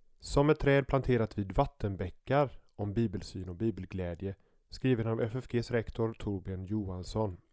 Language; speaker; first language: Swedish; native; Swedish